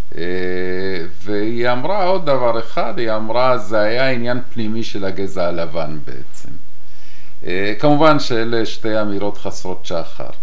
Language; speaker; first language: Hebrew; non-native, fluent; Spanish